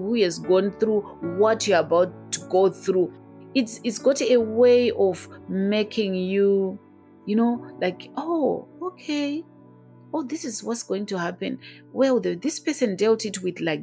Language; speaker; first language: English; non-native, local second language; Shona